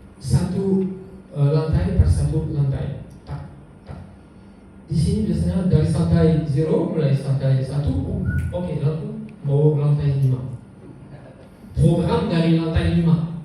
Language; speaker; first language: Indonesian; non-native, learner; French